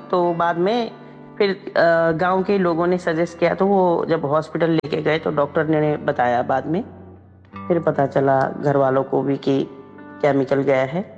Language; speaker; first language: Hindi; native; Hindi